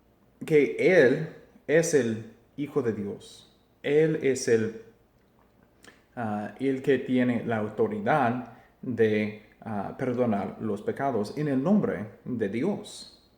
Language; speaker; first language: Spanish; non-native, fluent; English